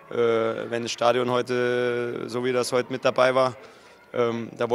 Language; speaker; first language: German; native; German